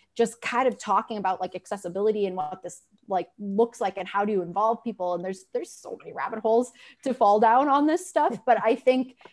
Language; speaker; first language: English; native; English